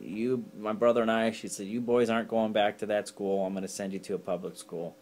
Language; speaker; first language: English; native; English